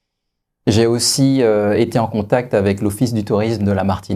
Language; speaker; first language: French; native; French